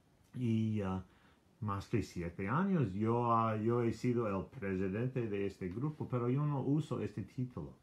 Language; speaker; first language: Spanish; non-native, learner; English